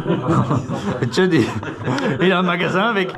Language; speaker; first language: French; native; French